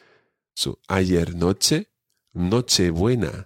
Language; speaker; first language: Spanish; non-native, fluent; English